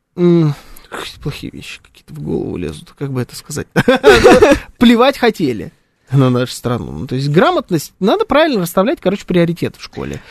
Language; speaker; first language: Russian; native; Russian